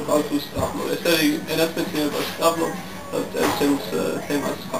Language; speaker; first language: Georgian; non-native, learner; English